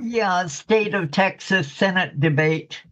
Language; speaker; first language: English; native; English